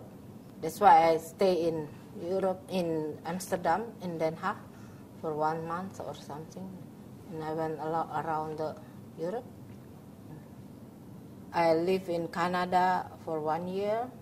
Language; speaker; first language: English; non-native, learner; Indonesian